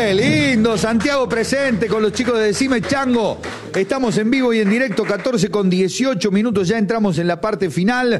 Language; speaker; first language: Spanish; native; Spanish